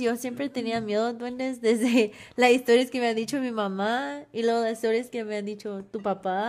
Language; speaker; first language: Spanish; non-native, learner; English